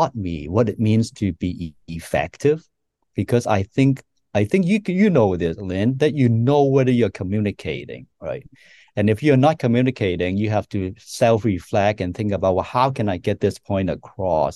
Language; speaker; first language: English; non-native, local second language; Cantonese